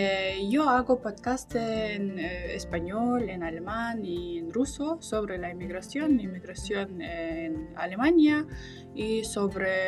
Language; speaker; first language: Spanish; non-native, fluent; Russian